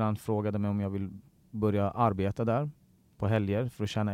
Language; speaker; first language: Swedish; early bilingual, other home language; Persian